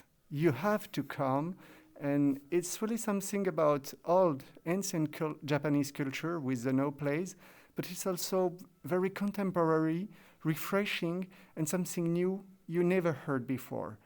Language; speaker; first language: English; non-native, fluent; French